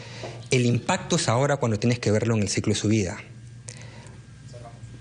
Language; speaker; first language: Spanish; native; Spanish